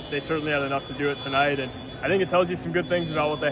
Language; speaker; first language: English; native; English